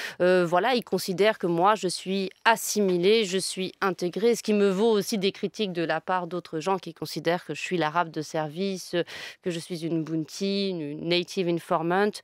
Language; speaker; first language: French; native; French